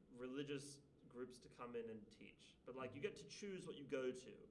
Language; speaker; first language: English; native; English